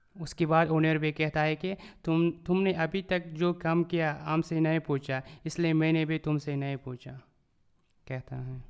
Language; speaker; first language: Urdu; non-native, learner; Turkish